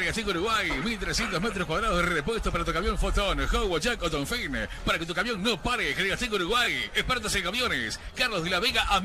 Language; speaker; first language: Spanish; native; Spanish